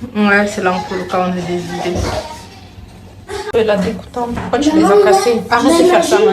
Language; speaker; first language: French; native; French